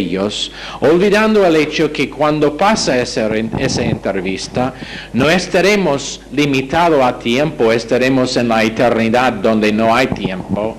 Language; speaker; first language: Spanish; non-native, fluent; English